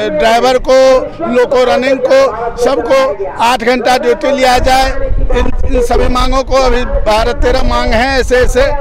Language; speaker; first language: Hindi; native; Hindi